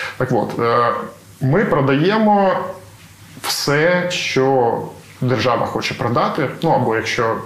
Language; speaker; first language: Ukrainian; native; Ukrainian